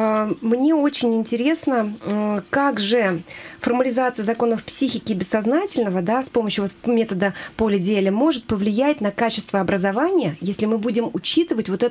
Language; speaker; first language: Russian; native; Russian